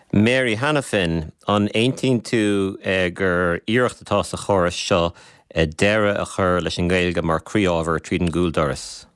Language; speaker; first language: Irish; native; Irish